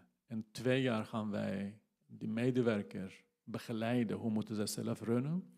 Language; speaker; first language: Dutch; non-native, fluent; Kurdish